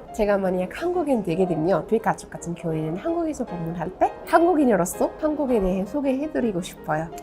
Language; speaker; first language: Korean; non-native, fluent; Arabic